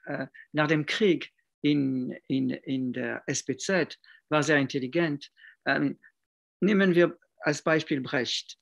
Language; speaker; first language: German; non-native, fluent; French